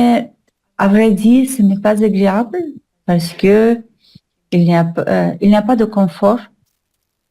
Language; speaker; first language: French; non-native, learner; Russian